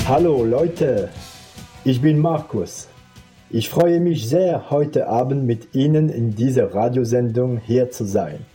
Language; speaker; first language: German; non-native, fluent; French